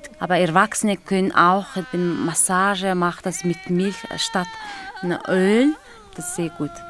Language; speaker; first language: German; non-native, learner; Mongolian